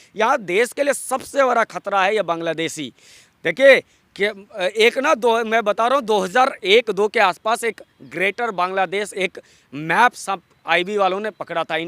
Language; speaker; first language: Hindi; non-native, local second language; Bangla